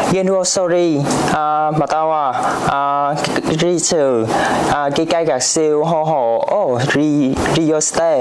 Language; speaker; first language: Japanese; non-native, learner; Vietnamese